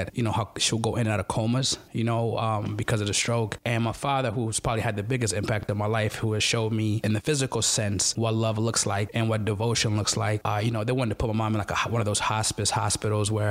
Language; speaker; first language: English; non-native, local second language; Ganda